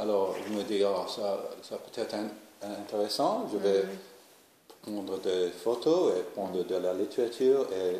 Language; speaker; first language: French; non-native, learner; English